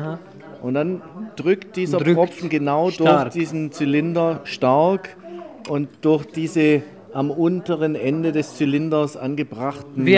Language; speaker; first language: German; native; German